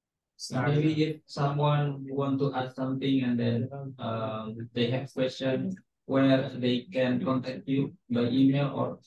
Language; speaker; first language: English; non-native, fluent; Indonesian